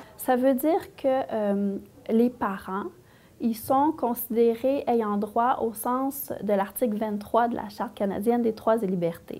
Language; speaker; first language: French; native; French